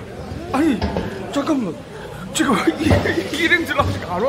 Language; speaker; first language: Korean; native; Korean